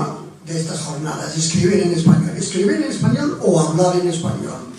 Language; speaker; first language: Spanish; non-native, fluent; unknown